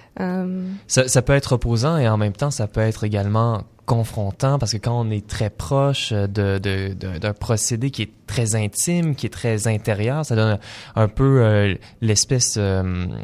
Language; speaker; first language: French; native; French